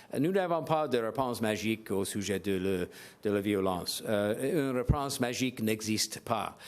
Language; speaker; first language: French; non-native, learner; English